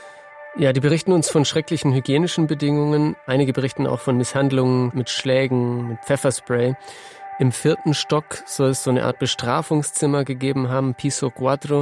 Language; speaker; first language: German; native; German